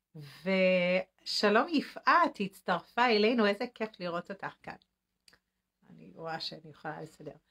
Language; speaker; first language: Hebrew; native; Hebrew